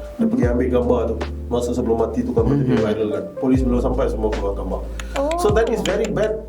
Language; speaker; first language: Malay; non-native, local second language; Tamil